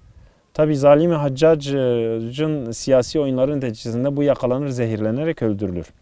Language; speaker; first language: Turkish; native; Turkish